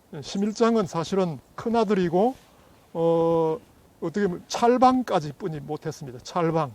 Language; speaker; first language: Korean; native; Korean